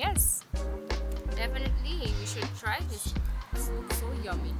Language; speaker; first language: English; non-native, local second language; Filipino